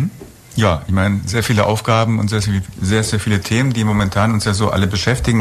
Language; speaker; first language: German; native; German